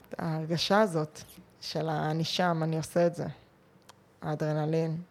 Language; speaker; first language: Hebrew; native; Hebrew